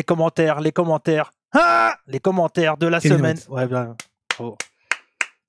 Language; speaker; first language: French; native; French